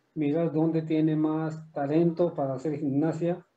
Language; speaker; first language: Spanish; non-native, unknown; Japanese